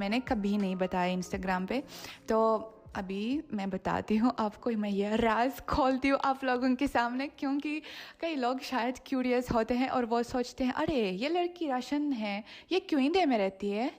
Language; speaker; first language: Hindi; non-native, fluent; Russian